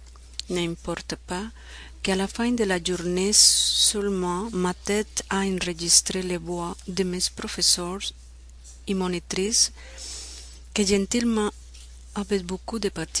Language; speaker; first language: French; non-native, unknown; Spanish